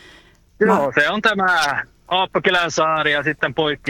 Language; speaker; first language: Finnish; non-native, local second language; Swedish